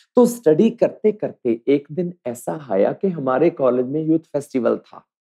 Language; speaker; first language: Hindi; native; Hindi